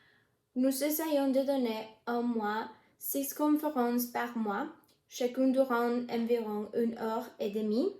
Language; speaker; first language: French; non-native, learner; Spanish